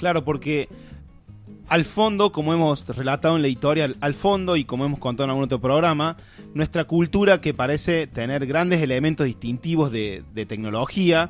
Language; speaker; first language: Spanish; native; Spanish